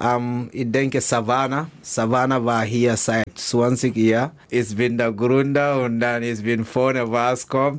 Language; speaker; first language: German; non-native, learner; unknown